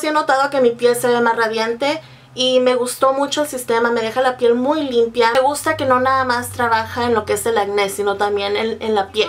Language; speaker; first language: Spanish; native; Spanish